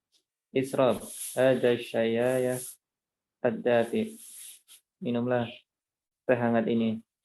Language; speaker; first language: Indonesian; native; Indonesian